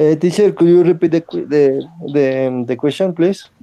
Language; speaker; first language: English; non-native, learner; Spanish